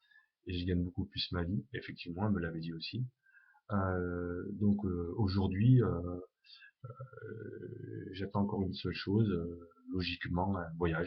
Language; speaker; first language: French; native; French